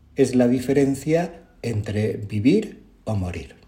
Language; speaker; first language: Spanish; native; Spanish